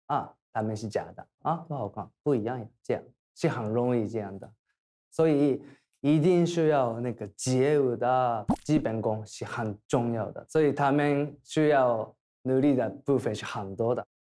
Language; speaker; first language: Chinese; non-native, fluent; Korean